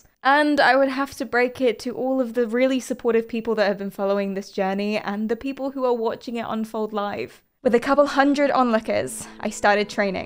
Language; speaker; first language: English; native; English